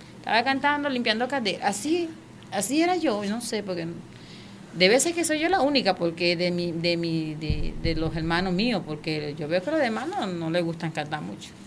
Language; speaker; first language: Spanish; non-native, local second language; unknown